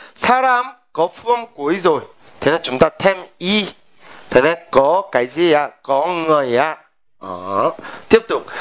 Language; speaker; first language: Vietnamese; non-native, fluent; Korean